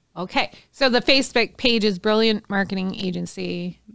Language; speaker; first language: English; native; English